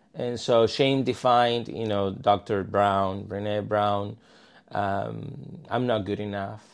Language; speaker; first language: English; non-native, fluent; Spanish